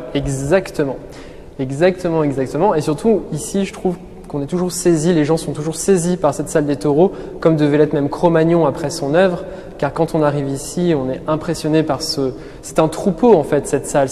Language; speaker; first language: French; native; French